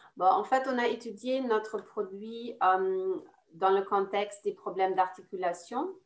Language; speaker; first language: French; non-native, fluent; German